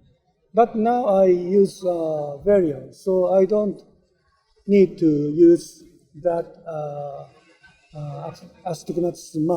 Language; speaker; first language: English; non-native, learner; Japanese